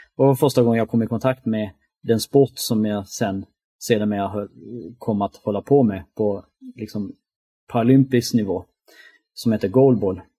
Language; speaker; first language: Swedish; early bilingual, other home language; Albanian